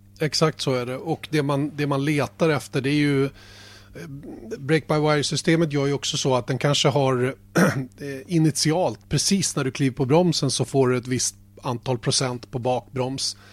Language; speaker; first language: Swedish; native; Swedish